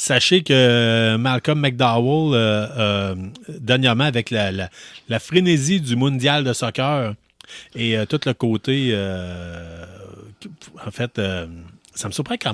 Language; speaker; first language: French; native; French